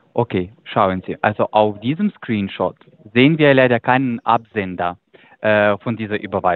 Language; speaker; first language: German; non-native, fluent; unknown